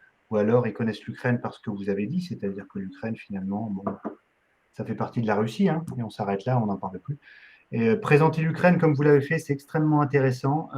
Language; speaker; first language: French; native; French